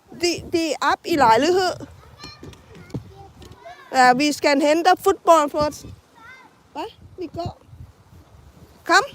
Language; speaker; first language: Danish; early bilingual, other home language; Thai